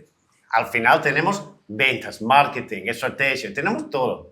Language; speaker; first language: Portuguese; non-native, learner; English